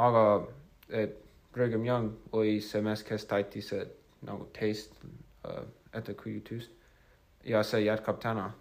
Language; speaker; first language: Estonian; non-native, fluent; English